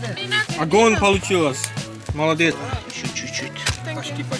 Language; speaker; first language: Russian; non-native, learner; Malay